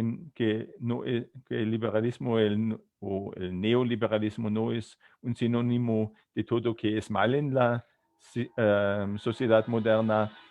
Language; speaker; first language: Spanish; non-native, fluent; German